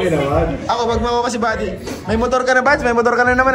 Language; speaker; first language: Filipino; native; Filipino